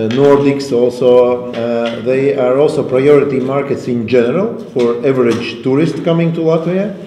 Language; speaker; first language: English; non-native, fluent; Latvian